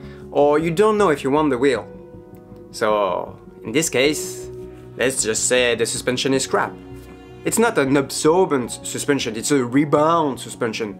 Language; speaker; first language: English; non-native, learner; French